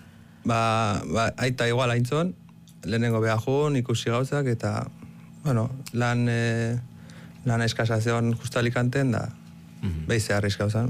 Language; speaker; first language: Basque; early bilingual, other home language; Arabic